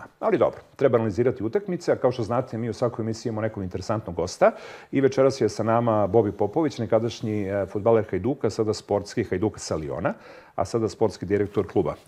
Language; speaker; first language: Serbian; native; Serbian